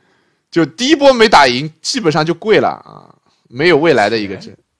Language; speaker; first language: Chinese; native; Chinese